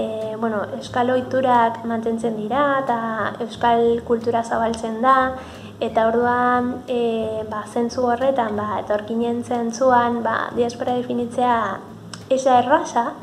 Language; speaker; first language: Basque; non-native, fluent; Spanish